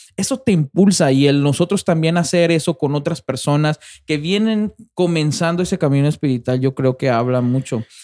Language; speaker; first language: Spanish; native; Spanish